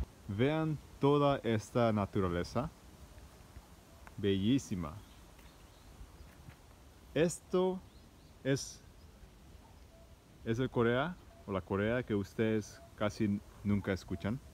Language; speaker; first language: Spanish; early bilingual, heritage; Spanish